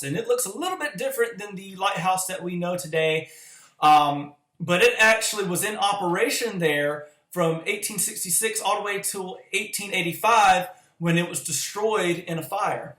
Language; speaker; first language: English; native; English